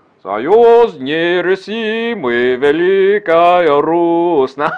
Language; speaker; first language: Russian; non-native, fluent; English